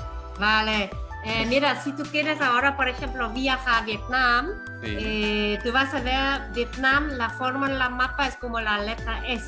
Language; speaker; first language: Spanish; non-native, fluent; Vietnamese